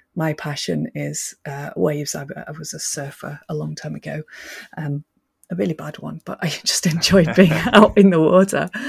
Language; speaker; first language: English; native; English